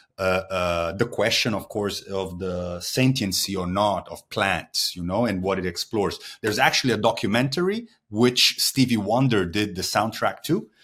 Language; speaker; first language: English; non-native, fluent; Portuguese